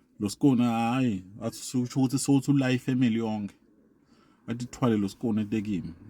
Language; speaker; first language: Zulu; non-native, local second language; Swati